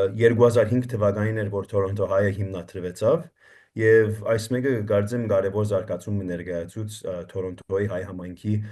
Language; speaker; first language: Armenian; early bilingual, heritage; Armenian